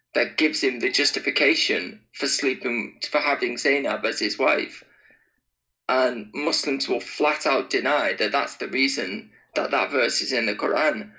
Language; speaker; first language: English; native; English